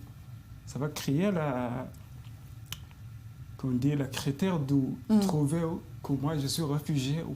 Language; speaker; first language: French; non-native, fluent; Arabic